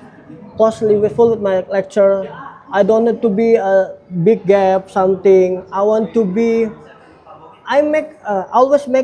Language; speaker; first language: English; non-native, learner; Indonesian